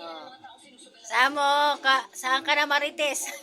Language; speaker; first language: Filipino; native; Filipino